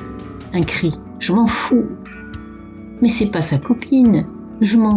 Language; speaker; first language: French; native; French